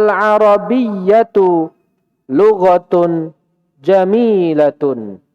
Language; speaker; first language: Arabic; non-native, fluent; Indonesian